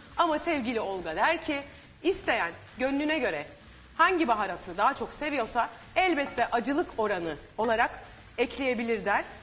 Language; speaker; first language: Turkish; native; Turkish